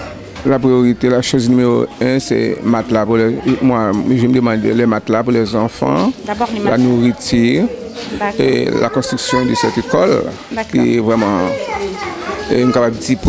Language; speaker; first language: French; non-native, learner; Haitian Creole